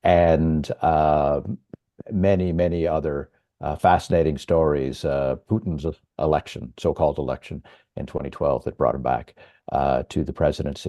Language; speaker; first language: English; native; English